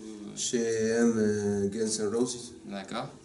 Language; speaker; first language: French; non-native, learner; Spanish